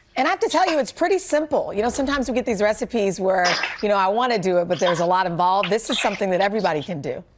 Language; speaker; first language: English; native; English